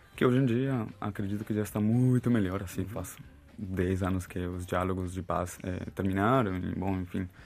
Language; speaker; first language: Portuguese; non-native, fluent; Spanish